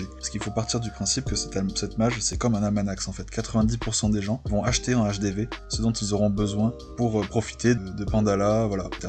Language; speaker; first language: French; native; French